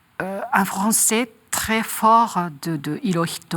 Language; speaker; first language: French; non-native, learner; Japanese